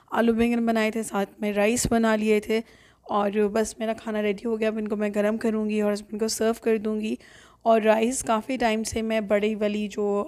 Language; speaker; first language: Urdu; native; Urdu